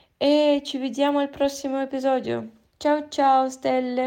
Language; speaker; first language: Italian; non-native, fluent; Russian